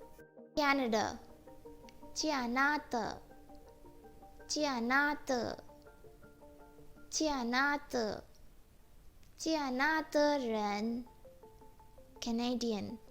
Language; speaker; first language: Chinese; non-native, fluent; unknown